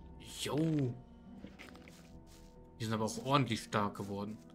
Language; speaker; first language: German; native; German